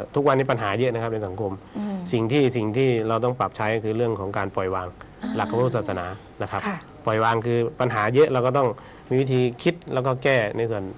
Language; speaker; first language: Thai; native; Thai